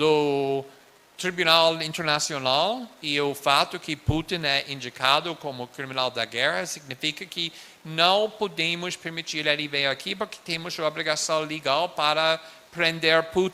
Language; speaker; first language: Portuguese; non-native, fluent; English